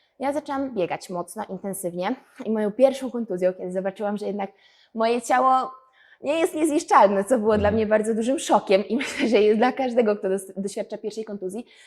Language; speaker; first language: Polish; native; Polish